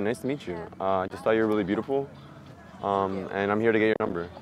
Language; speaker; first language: English; early bilingual, other home language; Spanish